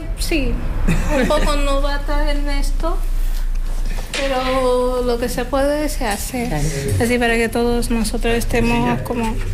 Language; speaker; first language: Spanish; non-native, fluent; Portuguese